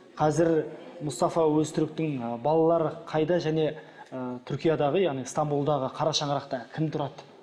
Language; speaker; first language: Kazakh; native; Kazakh